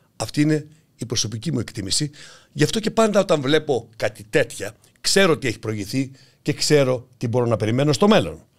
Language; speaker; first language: Greek; native; Greek